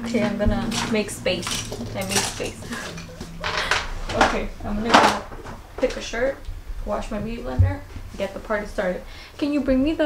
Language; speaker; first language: English; early bilingual, other home language; Spanish